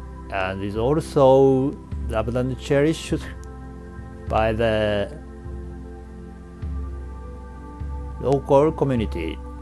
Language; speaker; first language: English; non-native, learner; Japanese